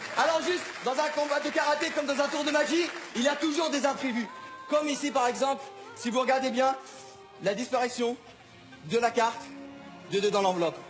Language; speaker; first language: French; non-native, fluent; Arabic